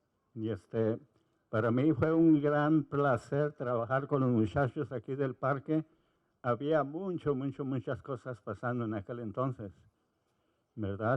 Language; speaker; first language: Spanish; early bilingual, heritage; Spanish